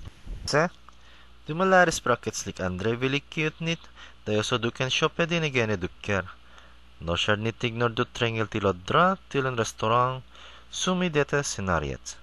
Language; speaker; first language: Norwegian; non-native, learner; Filipino